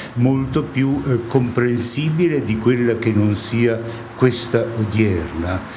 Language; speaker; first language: Italian; native; Italian